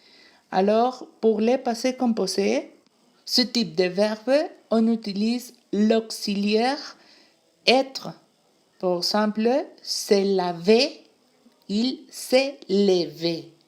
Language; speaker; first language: French; non-native, fluent; Spanish